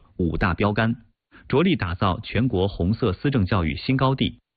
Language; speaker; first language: Chinese; native; Chinese